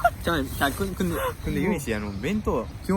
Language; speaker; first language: Korean; non-native, learner; Japanese